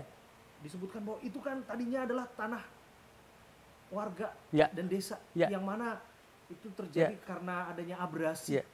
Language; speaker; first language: Indonesian; native; Indonesian